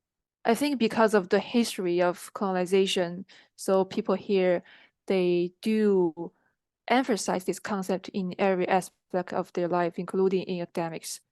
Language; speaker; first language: English; non-native, fluent; Chinese